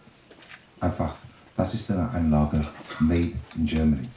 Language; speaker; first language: German; non-native, fluent; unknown